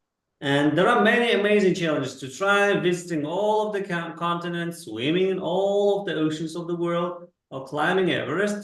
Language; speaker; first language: English; non-native, fluent; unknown